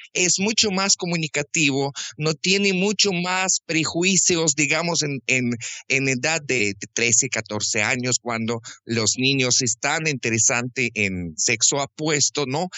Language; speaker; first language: Spanish; non-native, fluent; Russian